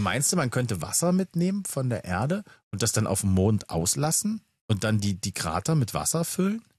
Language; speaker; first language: German; native; German